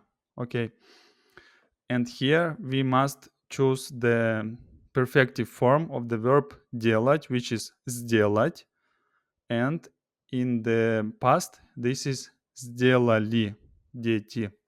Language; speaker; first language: English; non-native, fluent; Russian